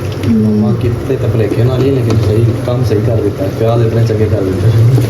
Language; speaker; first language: Urdu; native; Urdu